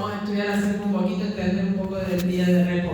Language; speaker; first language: Spanish; native; Spanish